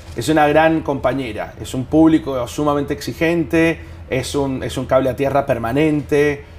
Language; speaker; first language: Spanish; native; Spanish